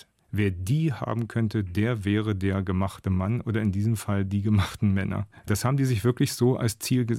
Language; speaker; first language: German; native; German